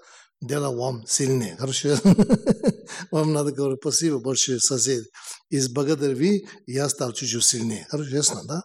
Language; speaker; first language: Russian; non-native, learner; Tibetan